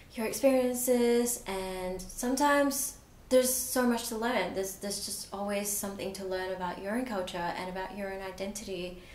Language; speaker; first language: English; native; English